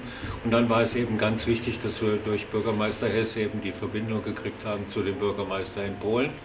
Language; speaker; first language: German; native; German